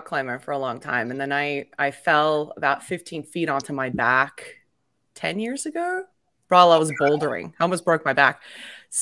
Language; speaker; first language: English; native; English